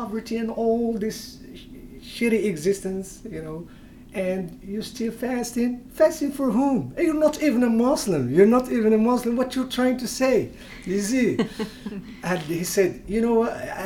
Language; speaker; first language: English; non-native, fluent; Berber languages